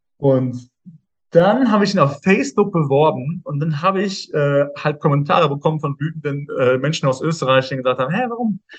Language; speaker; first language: German; native; German